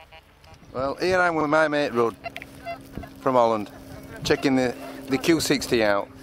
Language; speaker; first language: English; native; English